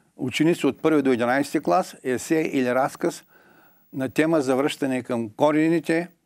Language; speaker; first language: Bulgarian; native; Bulgarian